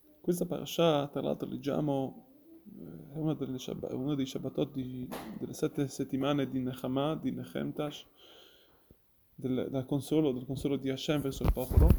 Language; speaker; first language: Italian; non-native, fluent; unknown